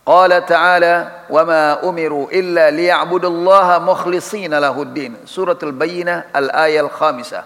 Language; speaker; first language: Arabic; non-native, fluent; Indonesian